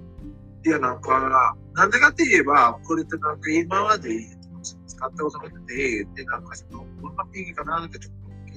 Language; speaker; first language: Japanese; non-native, fluent; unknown